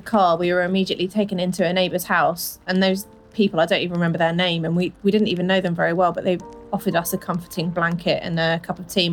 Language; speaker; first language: English; native; English